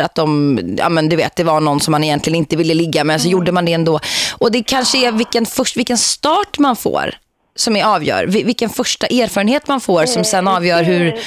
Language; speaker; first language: Swedish; native; Swedish